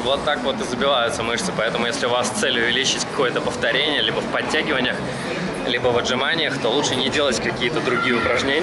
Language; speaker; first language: Russian; native; Russian